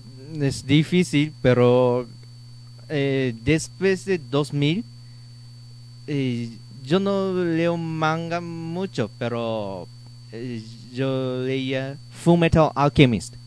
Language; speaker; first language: Spanish; non-native, learner; Japanese